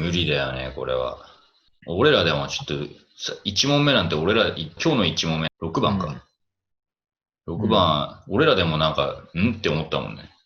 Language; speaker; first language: Japanese; native; Japanese